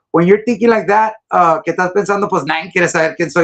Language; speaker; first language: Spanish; early bilingual, heritage; Spanish